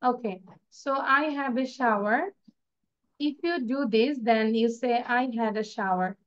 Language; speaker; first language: English; non-native, local second language; Bangla